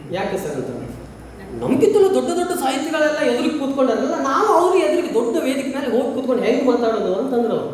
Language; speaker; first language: Kannada; native; Kannada